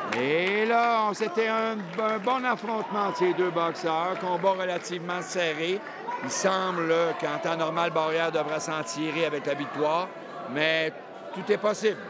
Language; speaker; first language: French; native; French